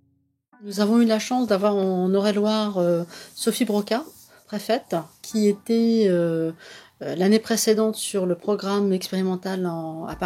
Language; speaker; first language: French; native; French